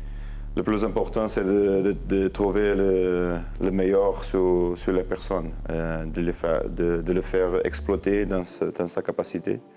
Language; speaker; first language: French; non-native, learner; Portuguese